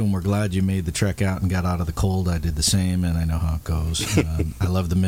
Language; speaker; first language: English; native; English